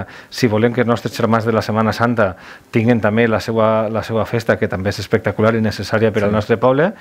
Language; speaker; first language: Catalan; native; Catalan